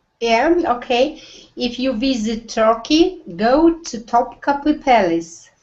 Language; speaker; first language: English; non-native, learner; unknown